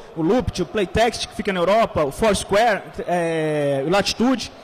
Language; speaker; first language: Portuguese; native; Portuguese